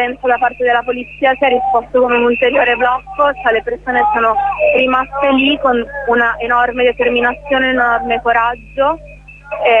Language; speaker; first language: Italian; native; Italian